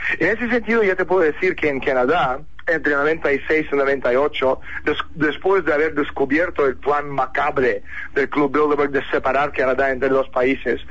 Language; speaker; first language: Spanish; non-native, fluent; Russian